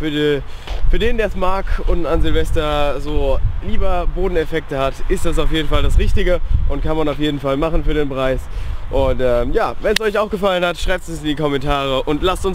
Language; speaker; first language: German; native; German